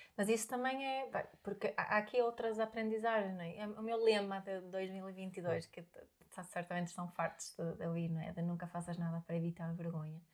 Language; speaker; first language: Portuguese; non-native, fluent; Swedish